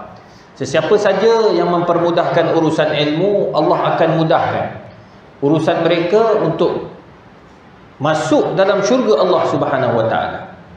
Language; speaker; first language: Malay; native; Malay